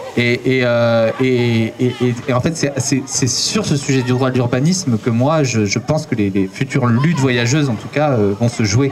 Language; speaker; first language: French; native; French